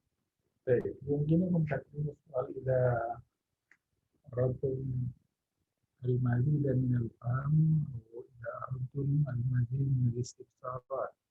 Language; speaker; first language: Arabic; non-native, fluent; Indonesian